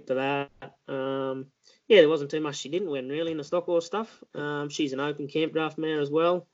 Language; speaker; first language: English; native; English